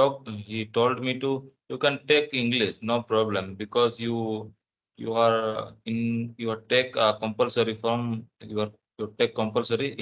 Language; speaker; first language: English; non-native, learner; Odia